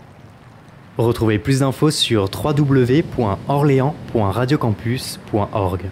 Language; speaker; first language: French; native; French